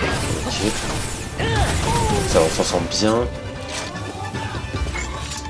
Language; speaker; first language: French; native; French